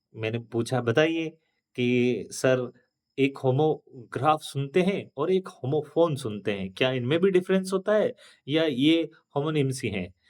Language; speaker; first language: Hindi; native; Hindi